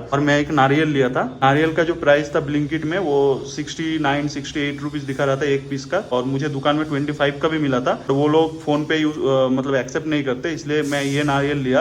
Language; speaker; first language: Hindi; non-native, local second language; Bangla